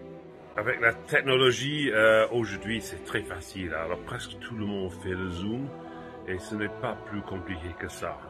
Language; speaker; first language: French; non-native, fluent; English